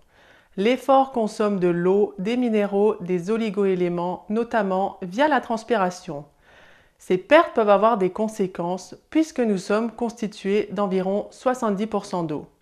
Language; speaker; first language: French; native; French